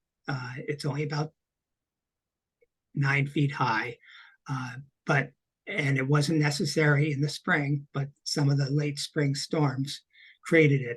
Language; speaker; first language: English; native; English